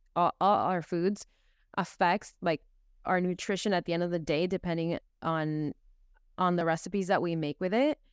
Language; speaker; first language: English; early bilingual, other home language; Spanish